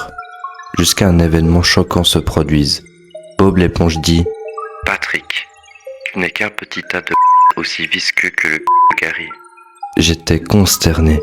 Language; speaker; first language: French; native; French